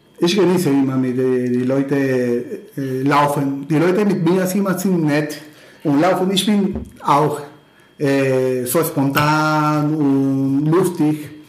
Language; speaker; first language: German; non-native, learner; Spanish